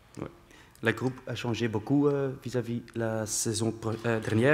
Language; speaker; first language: French; non-native, local second language; Dutch